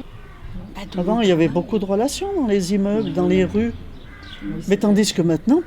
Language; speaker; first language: French; native; French